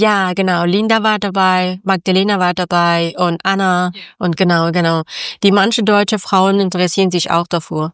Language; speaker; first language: German; non-native, learner; Persian